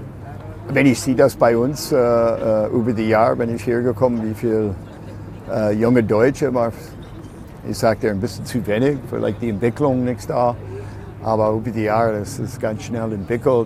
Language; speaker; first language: German; non-native, learner; English